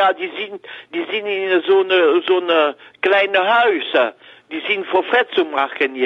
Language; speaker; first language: German; non-native, learner; French